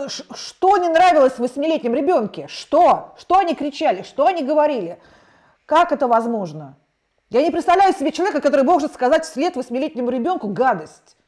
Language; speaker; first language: Russian; native; Russian